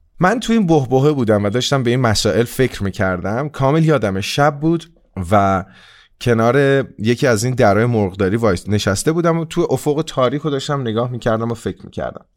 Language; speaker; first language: Persian; non-native, local second language; Kurdish